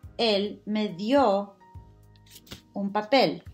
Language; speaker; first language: Spanish; early bilingual, heritage; Spanish